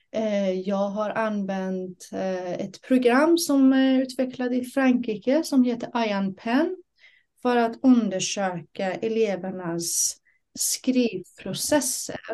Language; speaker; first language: Swedish; non-native, fluent; Persian